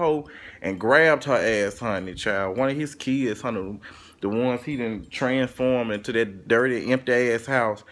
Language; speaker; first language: English; native; English